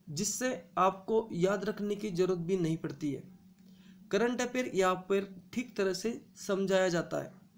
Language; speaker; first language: Hindi; non-native, local second language; Marathi